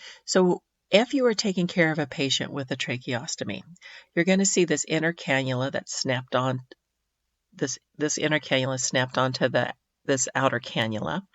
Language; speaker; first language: English; native; English